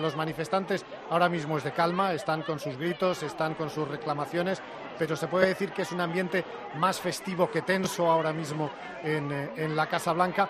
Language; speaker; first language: Spanish; native; Spanish